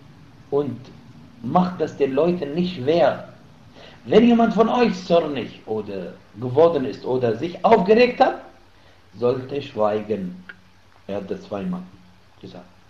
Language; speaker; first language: German; non-native, fluent; Arabic